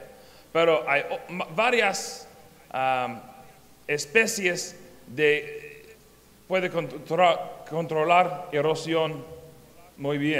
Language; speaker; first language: Spanish; non-native, learner; English